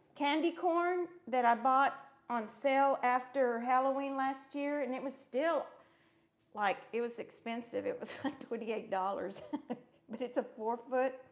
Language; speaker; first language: English; early bilingual, other home language; Spanish